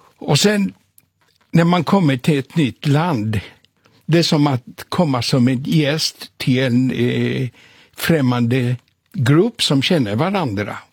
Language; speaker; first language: Swedish; non-native, fluent; Polish